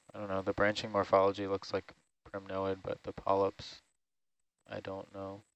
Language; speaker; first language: English; native; English